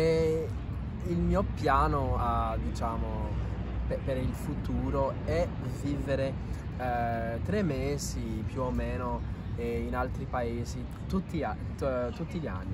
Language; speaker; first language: Italian; non-native, fluent; French